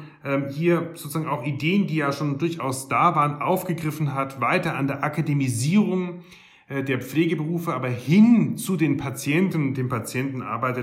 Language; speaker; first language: German; native; German